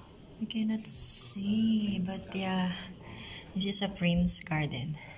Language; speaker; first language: English; non-native, fluent; Filipino